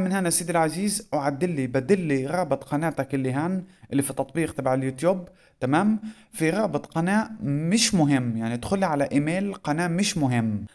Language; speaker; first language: Arabic; native; Arabic